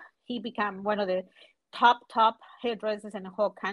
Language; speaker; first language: English; non-native, fluent; Spanish